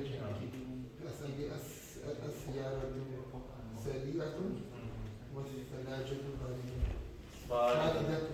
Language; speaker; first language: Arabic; non-native, learner; Urdu